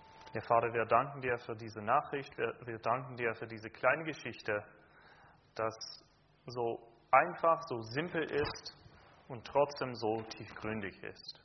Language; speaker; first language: German; non-native, fluent; English